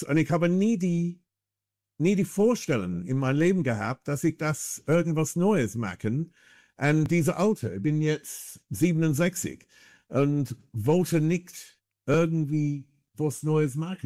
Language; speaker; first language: German; non-native, fluent; English